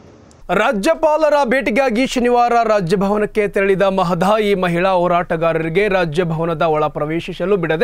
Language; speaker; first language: Kannada; native; Kannada